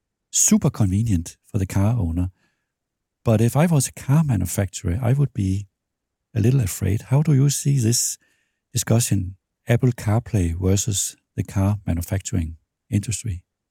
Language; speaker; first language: English; non-native, fluent; Danish